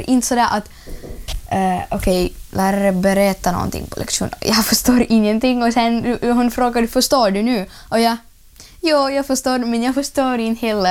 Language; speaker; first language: Swedish; early bilingual, other home language; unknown